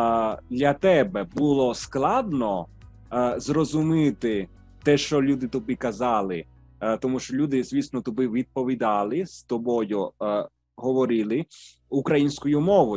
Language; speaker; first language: Ukrainian; non-native, fluent; Italian